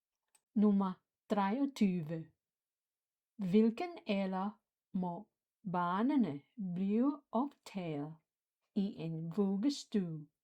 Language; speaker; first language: Danish; non-native, fluent; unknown